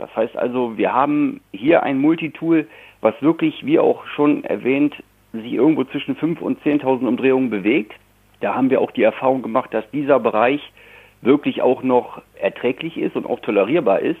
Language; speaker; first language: German; native; German